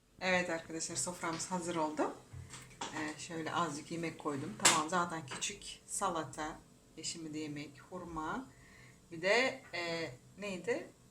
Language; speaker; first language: Turkish; non-native, fluent; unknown